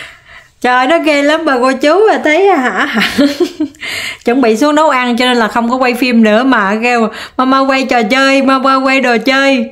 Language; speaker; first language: Vietnamese; native; Vietnamese